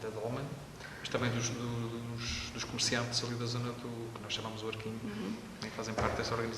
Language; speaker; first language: Portuguese; native; Portuguese